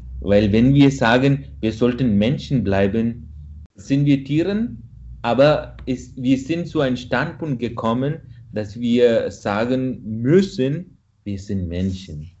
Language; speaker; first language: German; non-native, fluent; Malayalam